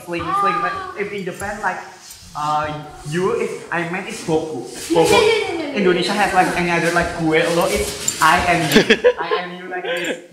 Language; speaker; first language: English; non-native, learner; Indonesian